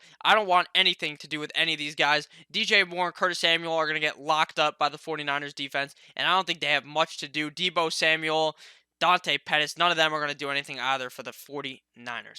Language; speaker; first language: English; native; English